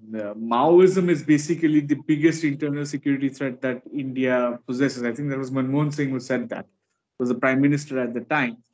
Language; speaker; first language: English; non-native, local second language; Bangla